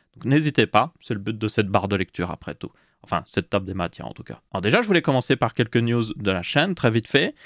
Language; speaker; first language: French; native; French